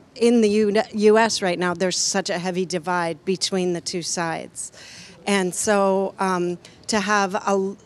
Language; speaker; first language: English; native; English